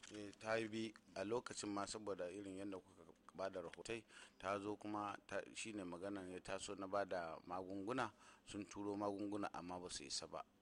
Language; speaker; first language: Hausa; non-native, local second language; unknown